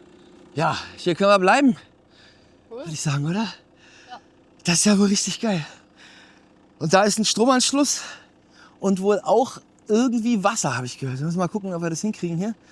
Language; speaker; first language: German; native; German